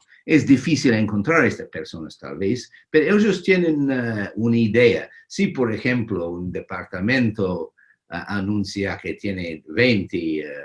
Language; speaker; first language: Spanish; non-native, fluent; English